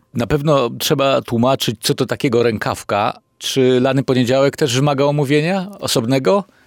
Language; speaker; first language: Polish; native; Polish